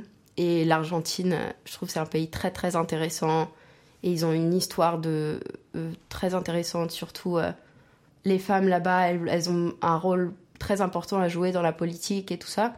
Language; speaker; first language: French; non-native, fluent; Spanish